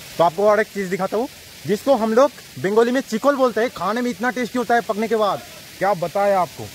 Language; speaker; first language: Hindi; non-native, local second language; Bangla